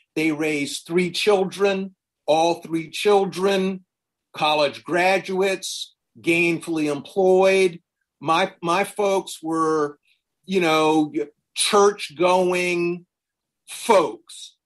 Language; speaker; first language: English; native; English